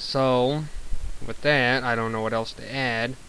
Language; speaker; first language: English; native; English